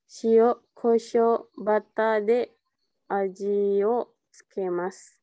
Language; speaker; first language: Japanese; non-native, learner; Indonesian